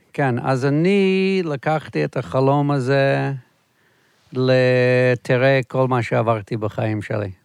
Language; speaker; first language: Hebrew; non-native, fluent; English